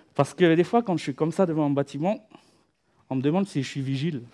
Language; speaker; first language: French; non-native, fluent; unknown